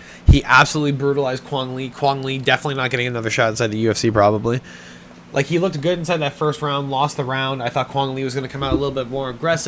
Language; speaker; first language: English; native; English